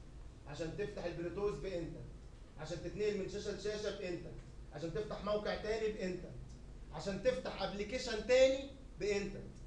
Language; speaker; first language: Arabic; native; Arabic